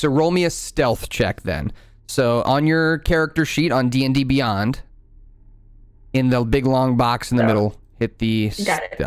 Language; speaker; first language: English; native; English